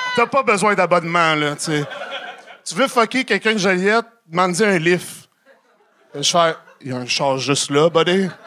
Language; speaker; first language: French; native; French